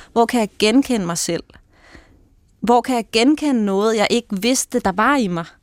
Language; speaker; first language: Danish; native; Danish